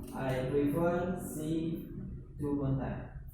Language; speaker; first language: English; non-native, learner; Indonesian